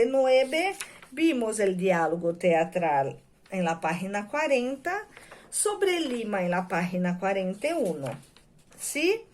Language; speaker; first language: Spanish; non-native, fluent; Portuguese